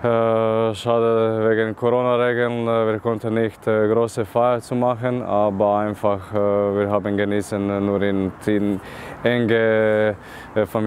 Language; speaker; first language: German; non-native, fluent; Croatian